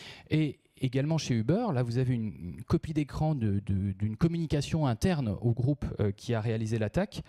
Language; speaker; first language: French; native; French